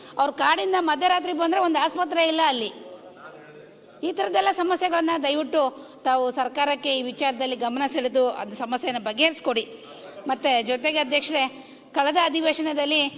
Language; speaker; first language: Kannada; native; Kannada